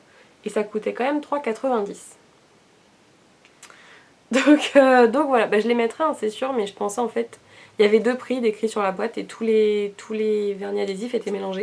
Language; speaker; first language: French; native; French